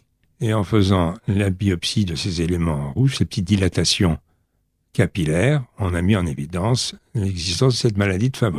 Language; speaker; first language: French; native; French